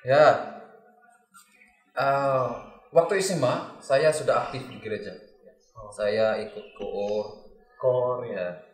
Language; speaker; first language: Indonesian; non-native, learner; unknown